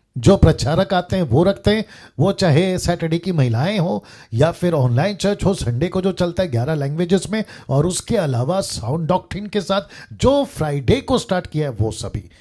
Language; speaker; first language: Hindi; native; Hindi